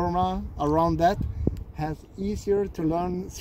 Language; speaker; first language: English; non-native, fluent; Swedish